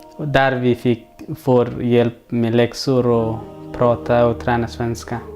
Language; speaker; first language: Swedish; non-native, learner; Persian